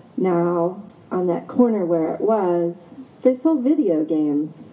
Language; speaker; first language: English; native; English